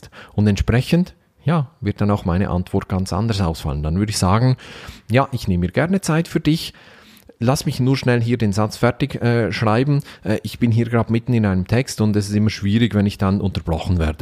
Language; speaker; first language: German; native; German